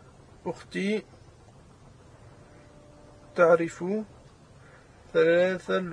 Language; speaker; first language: Arabic; non-native, learner; French